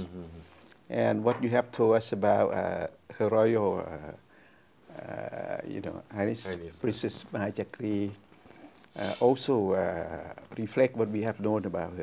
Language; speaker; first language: English; non-native, fluent; Thai